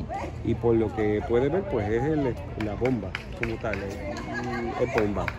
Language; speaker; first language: Spanish; native; Spanish